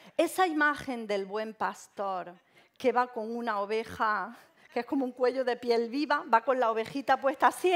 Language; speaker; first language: Spanish; native; Spanish